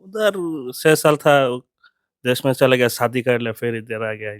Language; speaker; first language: Hindi; non-native, learner; Bangla